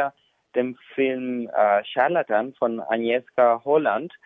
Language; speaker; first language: German; non-native, fluent; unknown